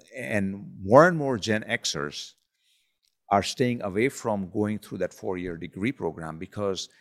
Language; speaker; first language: English; non-native, local second language; Gujarati